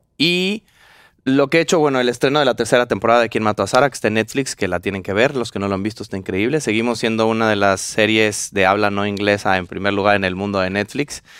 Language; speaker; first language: Spanish; native; Spanish